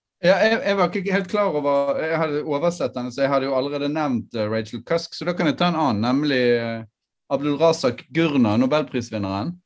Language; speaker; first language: Norwegian; native; Norwegian